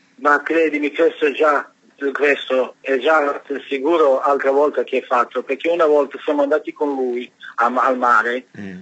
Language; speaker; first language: Italian; non-native, learner; Serbian